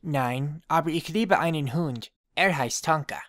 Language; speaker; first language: German; non-native, learner; English